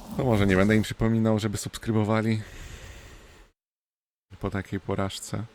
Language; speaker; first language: Polish; native; Polish